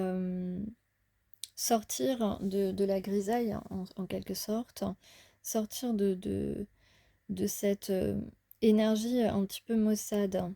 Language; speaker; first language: French; native; French